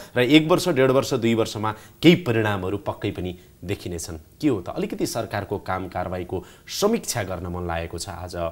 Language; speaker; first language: Nepali; native; Nepali